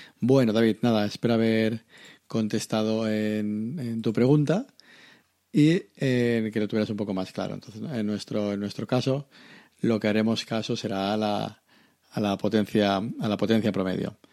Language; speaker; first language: Spanish; native; Spanish